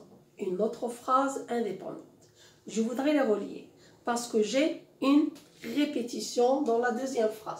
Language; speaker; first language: French; non-native, local second language; Arabic